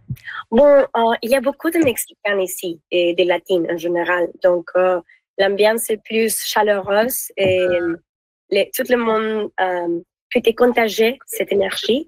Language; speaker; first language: French; non-native, learner; Spanish